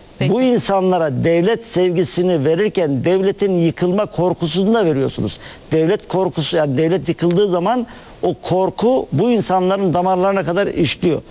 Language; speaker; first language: Turkish; native; Turkish